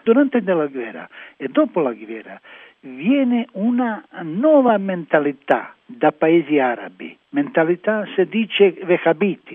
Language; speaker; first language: Italian; non-native, learner; Croatian